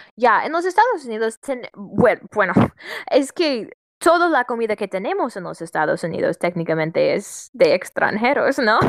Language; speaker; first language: Spanish; non-native, learner; English